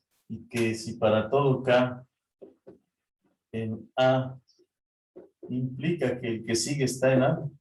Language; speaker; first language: Spanish; native; Spanish